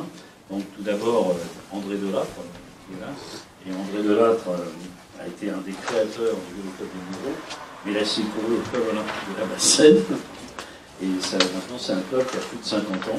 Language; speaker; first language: French; native; French